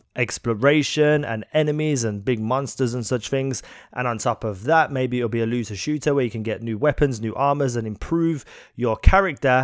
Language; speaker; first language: English; native; English